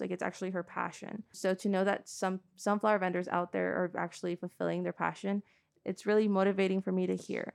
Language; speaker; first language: English; early bilingual, other home language; Spanish